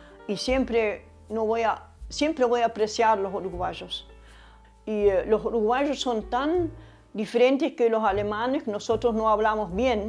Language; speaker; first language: Spanish; early bilingual, other home language; German